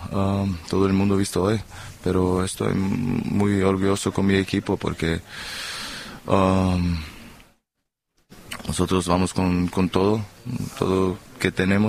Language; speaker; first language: Spanish; non-native, fluent; German